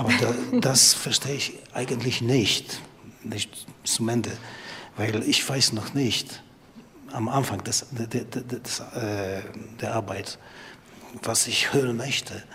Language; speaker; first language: German; non-native, learner; Polish